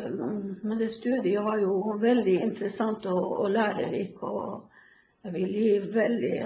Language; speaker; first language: Norwegian; non-native, local second language; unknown